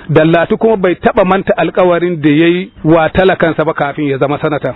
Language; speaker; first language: Hausa; non-native, local second language; Fula